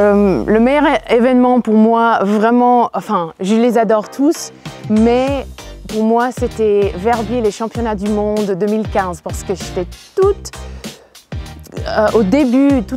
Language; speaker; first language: French; non-native, fluent; English